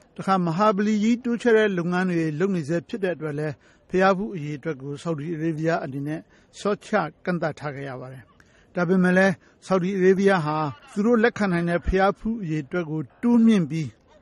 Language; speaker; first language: Burmese; native; Burmese